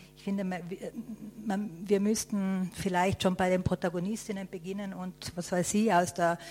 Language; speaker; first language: German; native; German